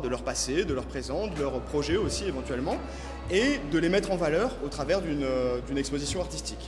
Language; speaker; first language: French; native; French